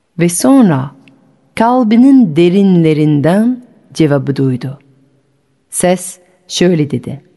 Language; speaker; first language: Turkish; non-native, fluent; French